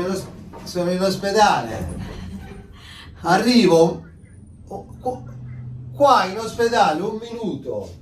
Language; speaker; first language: Italian; native; Italian